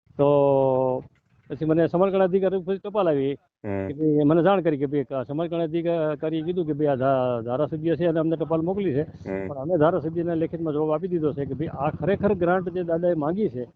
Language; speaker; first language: Gujarati; native; Gujarati